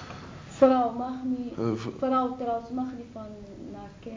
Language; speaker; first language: Dutch; non-native, learner; Arabic